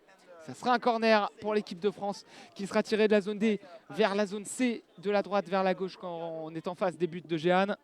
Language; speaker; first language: French; native; French